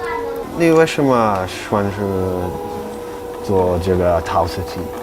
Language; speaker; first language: Chinese; non-native, learner; English